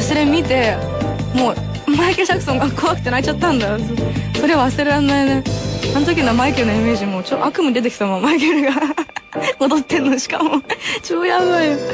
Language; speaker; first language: Japanese; early bilingual, heritage; Japanese